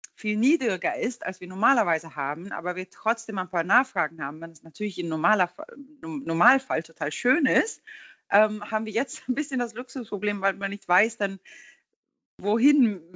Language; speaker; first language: German; non-native, fluent; Swedish